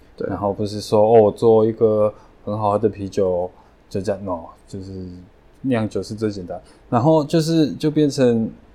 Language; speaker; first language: Chinese; early bilingual, heritage; Chinese